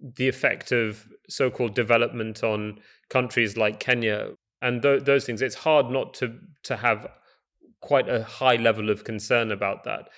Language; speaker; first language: English; native; English